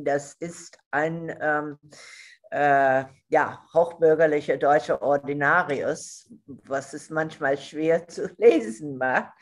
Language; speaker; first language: German; non-native, fluent; English